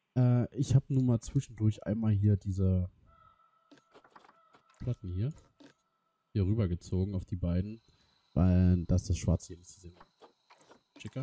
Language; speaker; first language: German; native; German